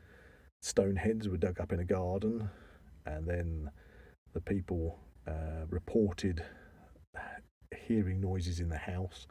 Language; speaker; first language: English; native; English